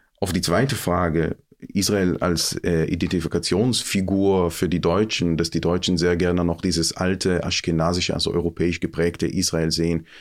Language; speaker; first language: German; non-native, fluent; Hebrew